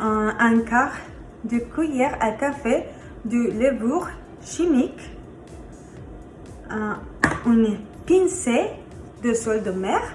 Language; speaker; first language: French; non-native, learner; Spanish